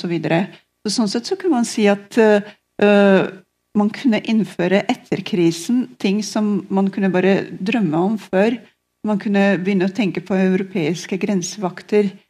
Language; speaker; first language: Norwegian; non-native, fluent; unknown